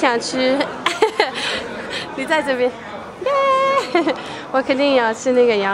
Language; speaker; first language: Chinese; non-native, fluent; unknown